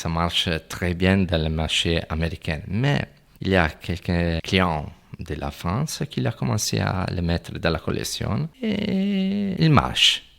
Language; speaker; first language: French; non-native, fluent; Italian